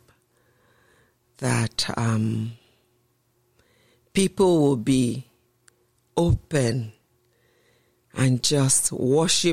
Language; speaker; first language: English; non-native, local second language; Yoruba